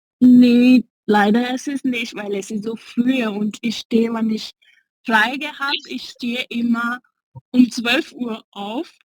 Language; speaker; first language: German; non-native, learner; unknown